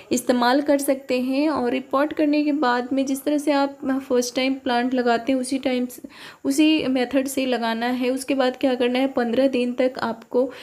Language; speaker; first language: Hindi; native; Hindi